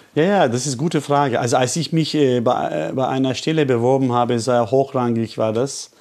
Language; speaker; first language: German; non-native, fluent; Turkish